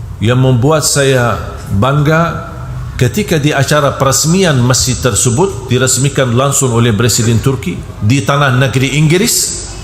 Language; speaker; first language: Malay; non-native, fluent; Arabic